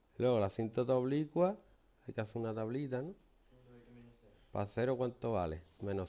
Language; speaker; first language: Spanish; native; Spanish